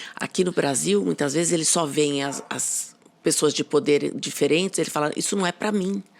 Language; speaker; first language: Portuguese; native; Portuguese